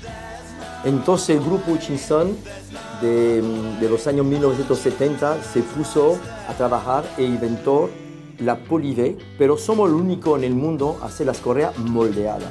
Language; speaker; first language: Spanish; non-native, fluent; French